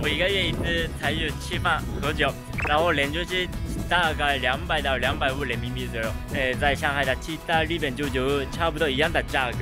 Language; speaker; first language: Chinese; non-native, fluent; Japanese